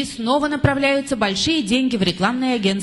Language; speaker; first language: Russian; native; Russian